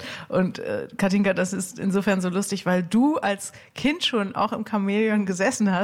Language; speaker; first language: German; native; German